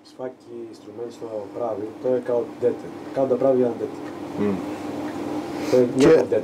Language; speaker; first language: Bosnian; non-native, learner; Greek